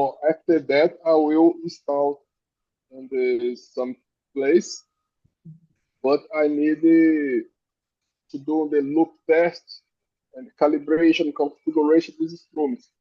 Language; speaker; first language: English; non-native, learner; Portuguese